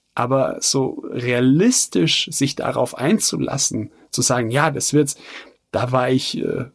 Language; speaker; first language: German; non-native, fluent; Bosnian